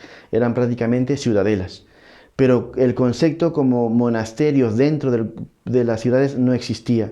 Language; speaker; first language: Spanish; native; Spanish